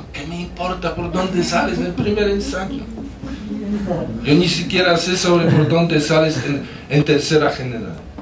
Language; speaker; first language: Spanish; non-native, fluent; Polish